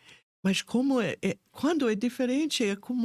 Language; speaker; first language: Portuguese; non-native, fluent; English